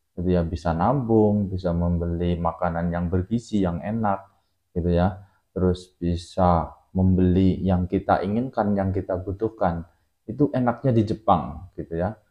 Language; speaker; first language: Indonesian; native; Indonesian